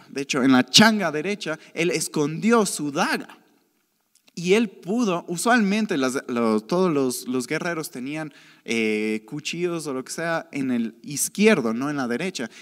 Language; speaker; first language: Spanish; native; Spanish